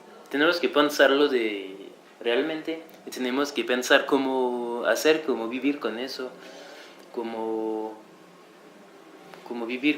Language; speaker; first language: Spanish; non-native, fluent; French